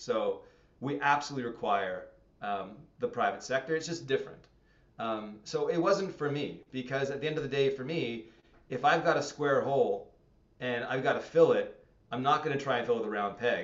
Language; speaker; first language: English; native; English